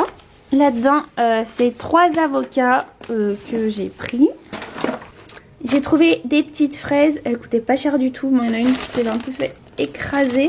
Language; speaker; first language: French; native; French